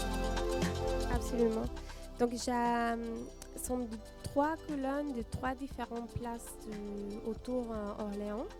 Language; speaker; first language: French; non-native, fluent; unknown